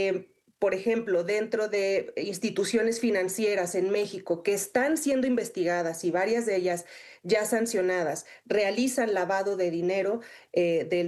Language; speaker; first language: Spanish; native; Spanish